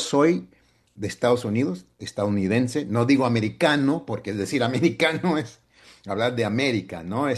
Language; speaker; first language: Spanish; early bilingual, heritage; Spanish